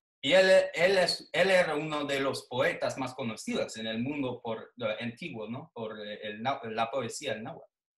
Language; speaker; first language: Spanish; non-native, fluent; English